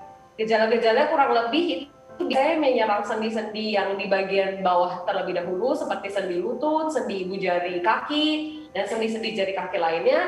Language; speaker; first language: Indonesian; native; Indonesian